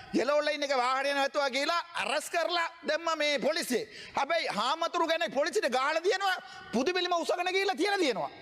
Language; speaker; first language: Sinhala; non-native, local second language; Tamil